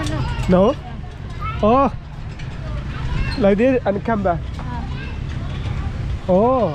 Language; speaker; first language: English; non-native, learner; Burmese